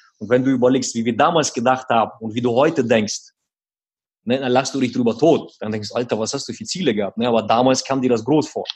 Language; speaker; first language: German; early bilingual, other home language; Russian